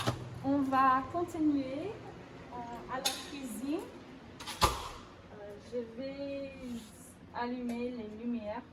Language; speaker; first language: French; non-native, learner; English